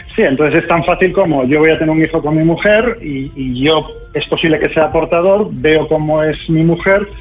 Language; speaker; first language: Spanish; native; Spanish